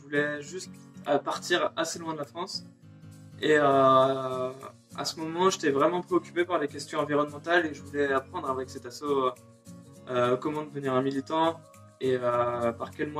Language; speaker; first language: French; native; French